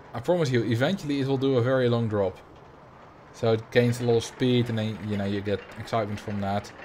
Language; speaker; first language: English; non-native, fluent; Dutch